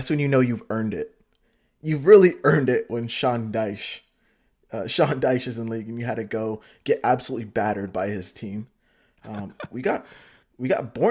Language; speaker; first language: English; native; English